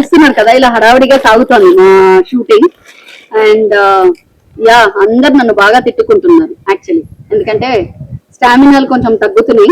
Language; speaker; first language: Telugu; non-native, local second language; Bangla